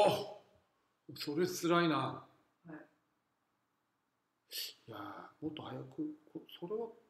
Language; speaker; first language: Japanese; non-native, fluent; Korean